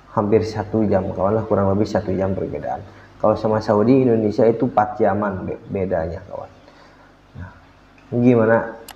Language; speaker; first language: Indonesian; native; Indonesian